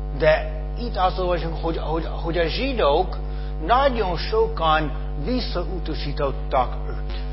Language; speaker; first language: Hungarian; non-native, fluent; English